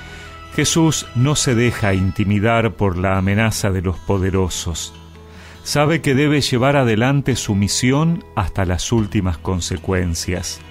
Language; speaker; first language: Spanish; native; Spanish